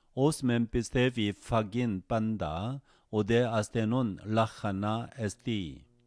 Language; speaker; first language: Greek; non-native, fluent; Korean